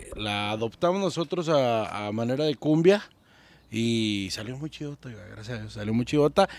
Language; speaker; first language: Spanish; native; Spanish